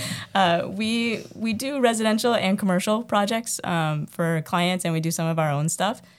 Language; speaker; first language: English; native; English